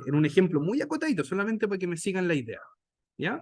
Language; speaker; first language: Spanish; native; Spanish